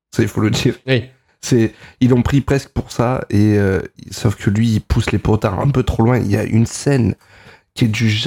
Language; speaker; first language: French; native; French